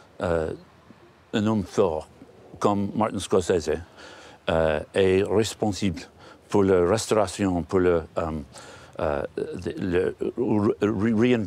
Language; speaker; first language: French; non-native, learner; English